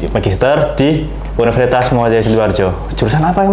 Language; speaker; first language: Indonesian; native; Indonesian